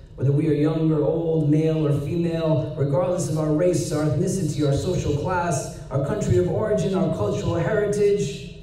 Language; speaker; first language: English; native; English